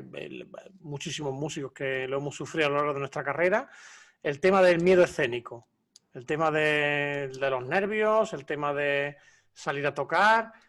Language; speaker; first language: Spanish; native; Spanish